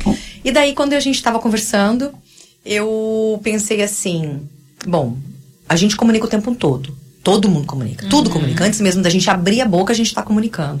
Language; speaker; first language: Portuguese; native; Portuguese